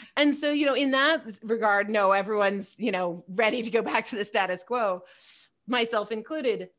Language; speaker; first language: English; native; English